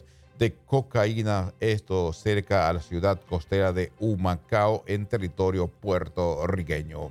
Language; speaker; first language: Spanish; native; Spanish